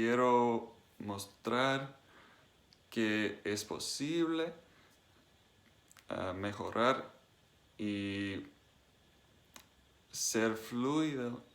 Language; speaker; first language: Spanish; non-native, learner; English